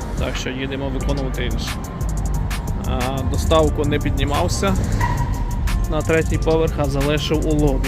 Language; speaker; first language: Ukrainian; native; Ukrainian